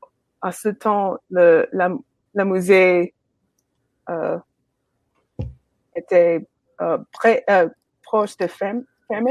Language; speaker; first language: French; non-native, learner; English